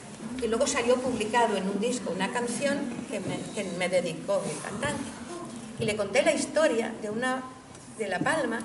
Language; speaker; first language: Spanish; native; Spanish